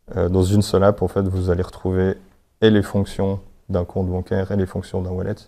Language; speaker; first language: French; native; French